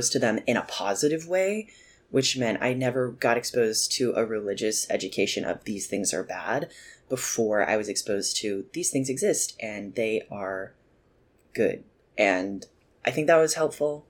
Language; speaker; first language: English; native; English